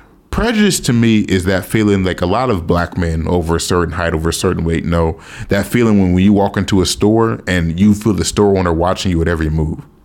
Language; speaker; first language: English; native; English